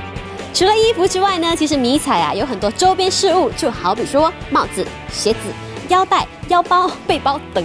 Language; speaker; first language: Chinese; native; Chinese